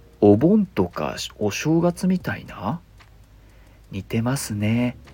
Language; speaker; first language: Japanese; native; Japanese